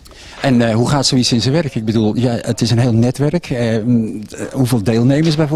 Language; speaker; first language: Dutch; native; Dutch